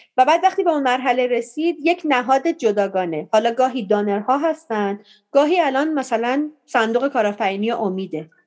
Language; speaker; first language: Persian; native; Persian